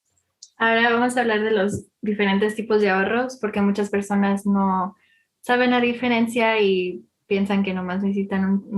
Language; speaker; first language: Spanish; early bilingual, heritage; Spanish